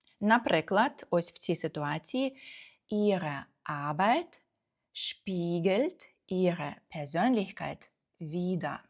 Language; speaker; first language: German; non-native, fluent; Ukrainian